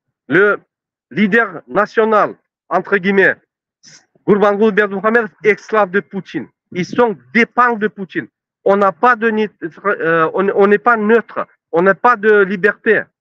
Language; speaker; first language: French; non-native, learner; Turkmen